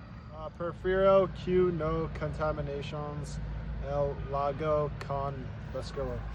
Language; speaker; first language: Spanish; non-native, learner; English